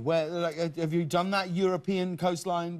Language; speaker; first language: English; native; English